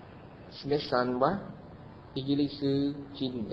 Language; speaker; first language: Japanese; non-native, learner; Vietnamese